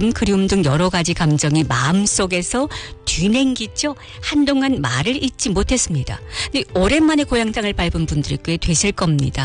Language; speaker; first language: Korean; early bilingual, heritage; Korean